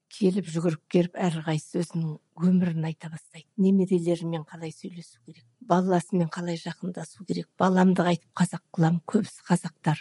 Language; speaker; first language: Kazakh; native; Kazakh